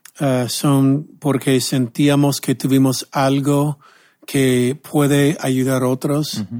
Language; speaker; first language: Spanish; non-native, fluent; English